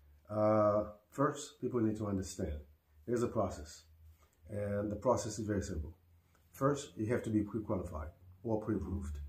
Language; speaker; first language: English; non-native, fluent; Haitian Creole